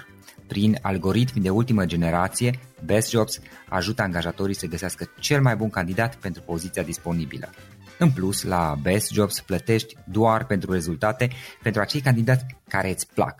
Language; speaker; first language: Romanian; native; Romanian